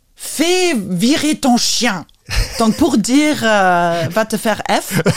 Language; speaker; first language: French; non-native, fluent; Lithuanian